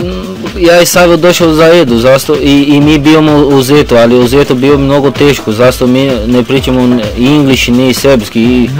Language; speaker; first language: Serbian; non-native, learner; Portuguese